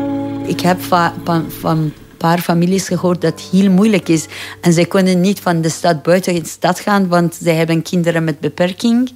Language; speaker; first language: Dutch; non-native, learner; Persian